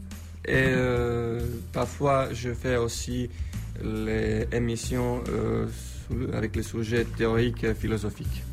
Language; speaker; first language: French; non-native, fluent; Slovenian